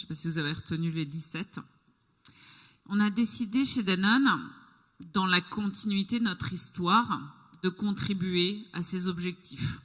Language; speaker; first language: French; native; French